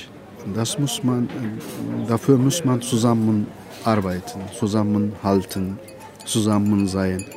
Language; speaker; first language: German; non-native, learner; Turkish